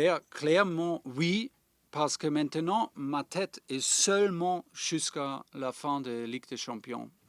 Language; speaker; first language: French; non-native, fluent; German